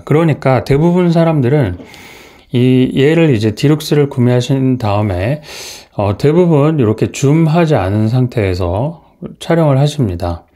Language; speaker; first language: Korean; native; Korean